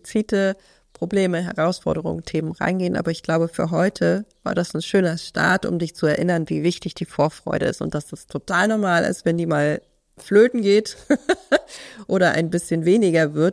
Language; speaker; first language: German; native; German